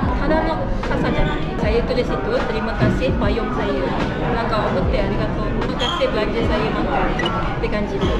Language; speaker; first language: Malay; native; Malay